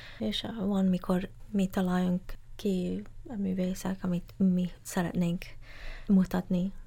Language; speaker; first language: Hungarian; non-native, fluent; English